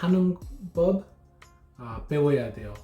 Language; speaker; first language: Korean; non-native, learner; English